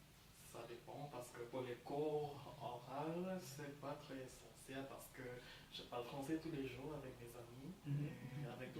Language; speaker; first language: French; non-native, fluent; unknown